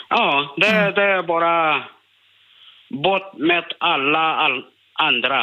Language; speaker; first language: Swedish; non-native, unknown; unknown